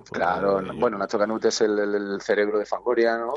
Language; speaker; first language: Spanish; native; Spanish